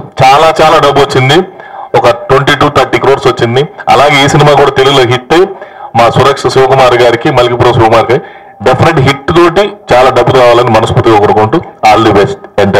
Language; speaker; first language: Telugu; native; Telugu